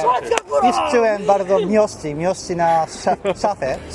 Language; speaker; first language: Polish; non-native, learner; Japanese